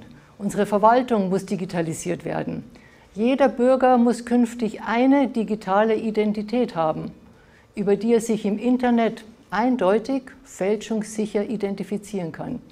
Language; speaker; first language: German; native; German